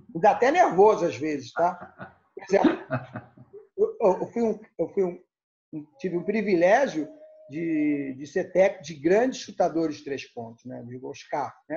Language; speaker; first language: Portuguese; native; Portuguese